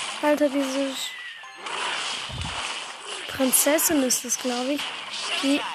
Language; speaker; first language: German; native; German